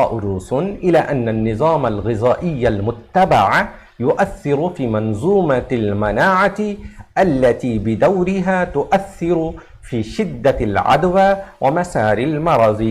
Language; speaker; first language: Arabic; non-native, fluent; Urdu